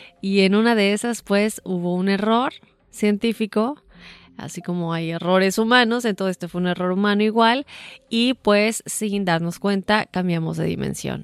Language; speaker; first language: Spanish; native; Spanish